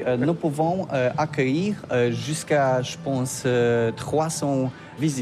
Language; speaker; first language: French; non-native, learner; Polish